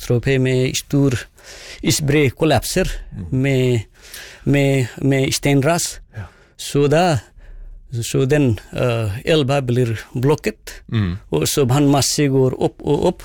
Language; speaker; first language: Norwegian; non-native, fluent; Nepali